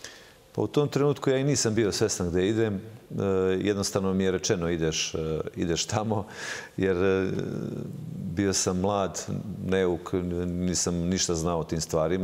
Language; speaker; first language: Serbian; native; Serbian